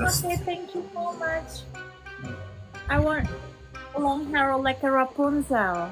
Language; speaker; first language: English; non-native, learner; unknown